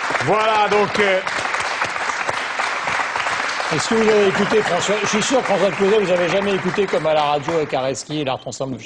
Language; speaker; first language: French; native; French